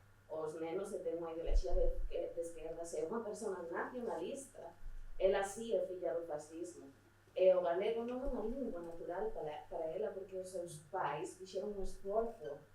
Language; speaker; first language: Galician; non-native, local second language; Spanish